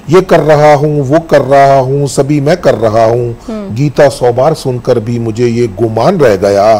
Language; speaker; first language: Hindi; native; Hindi